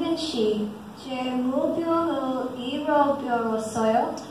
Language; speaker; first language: Korean; non-native, learner; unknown